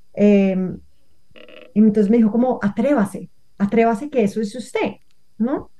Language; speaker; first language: Spanish; native; Spanish